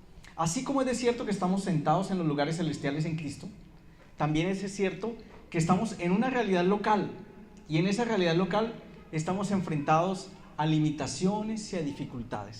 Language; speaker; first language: Spanish; native; Spanish